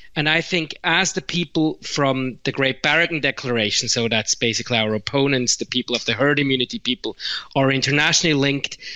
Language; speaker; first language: English; non-native, fluent; Swiss German